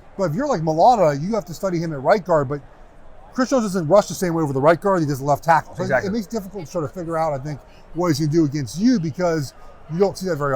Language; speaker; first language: English; native; English